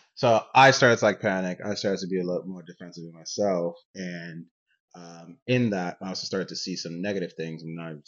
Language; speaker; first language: English; non-native, local second language; Yoruba